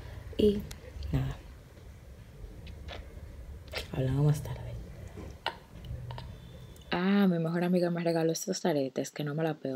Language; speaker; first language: Spanish; native; Spanish